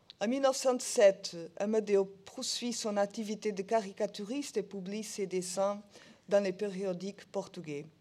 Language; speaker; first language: French; non-native, learner; Portuguese